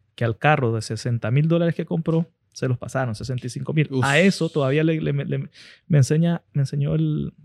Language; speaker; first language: Spanish; native; Spanish